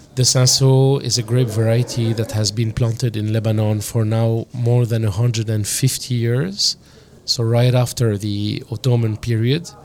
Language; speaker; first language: English; non-native, fluent; French